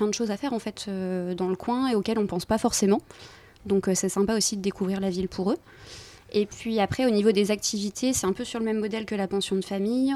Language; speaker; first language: French; native; French